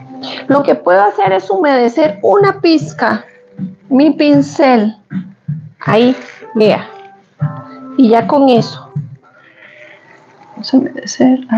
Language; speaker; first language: Spanish; native; Spanish